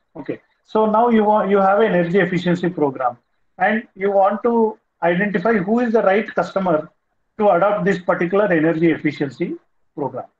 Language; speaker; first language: English; non-native, local second language; Telugu